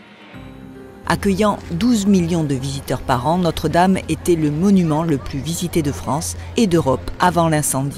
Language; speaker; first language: French; native; French